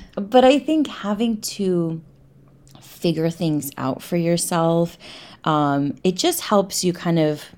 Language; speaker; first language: English; native; English